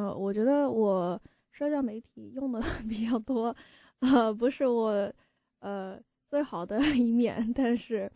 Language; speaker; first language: Chinese; early bilingual, heritage; Chinese